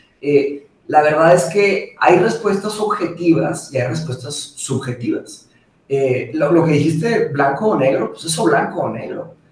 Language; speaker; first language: Spanish; early bilingual, other home language; Portuguese